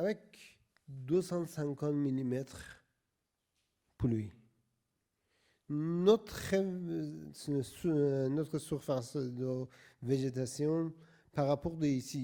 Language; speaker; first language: French; non-native, learner; Persian